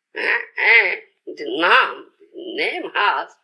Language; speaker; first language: English; non-native, local second language; Odia